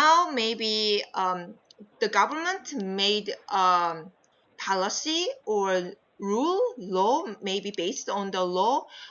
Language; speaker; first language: English; non-native, fluent; Korean